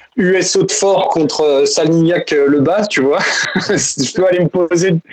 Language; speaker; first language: French; native; French